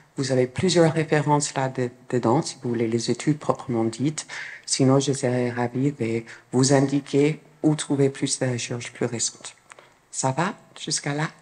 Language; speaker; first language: French; non-native, fluent; English